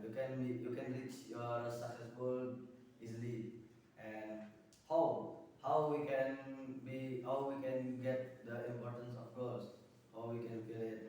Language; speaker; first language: English; non-native, learner; Indonesian